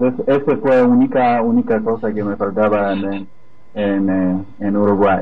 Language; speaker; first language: Spanish; non-native, fluent; Polish